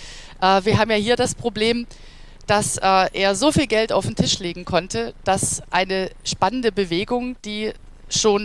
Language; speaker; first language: German; native; German